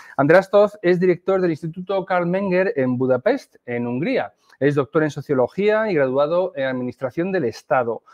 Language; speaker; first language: Spanish; native; Spanish